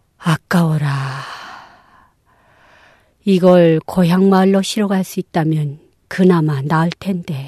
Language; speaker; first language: Korean; non-native, local second language; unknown